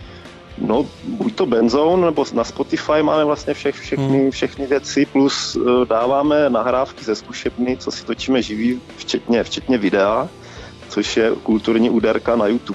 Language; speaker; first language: Czech; native; Czech